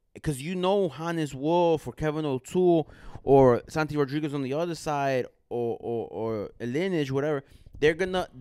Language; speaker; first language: English; early bilingual, other home language; Spanish